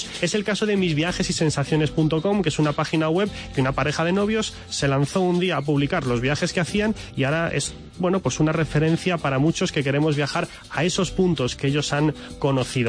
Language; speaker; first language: Spanish; native; Spanish